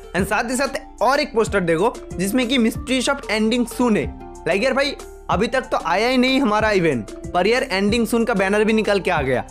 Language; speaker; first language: Hindi; non-native, local second language; Bangla